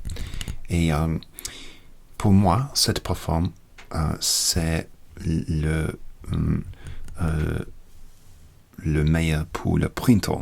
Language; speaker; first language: French; non-native, learner; English